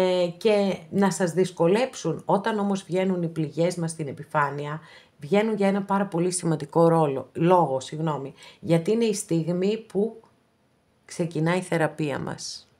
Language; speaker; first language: Greek; native; Greek